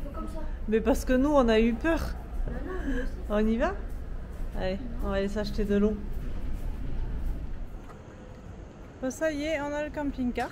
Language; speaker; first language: French; native; French